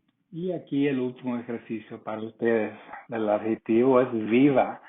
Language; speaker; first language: Spanish; non-native, fluent; English